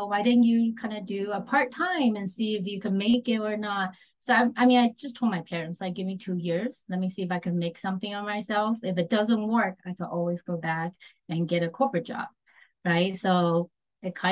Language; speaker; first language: English; early bilingual, other home language; Chinese